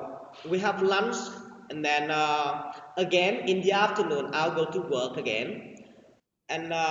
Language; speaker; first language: English; non-native, learner; Vietnamese